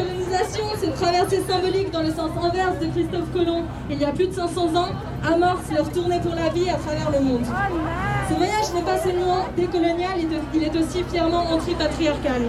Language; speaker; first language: French; native; French